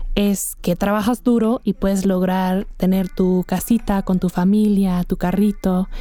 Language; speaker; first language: Spanish; non-native, fluent; English